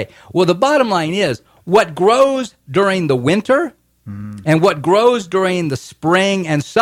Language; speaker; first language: English; native; English